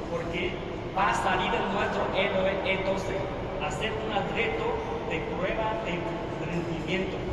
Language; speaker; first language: Spanish; non-native, fluent; Chinese